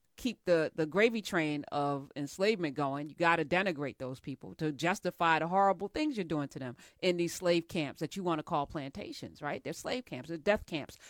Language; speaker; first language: English; native; English